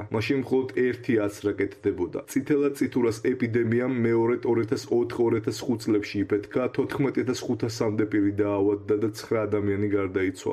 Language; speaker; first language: Georgian; native; Georgian